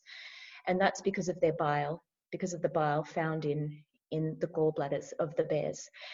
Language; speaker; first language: English; native; English